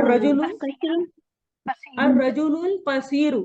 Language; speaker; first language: Arabic; non-native, fluent; Urdu